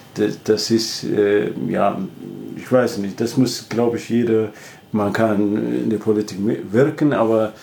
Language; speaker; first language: German; non-native, fluent; Amharic